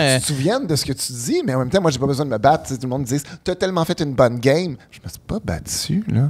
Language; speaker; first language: French; native; French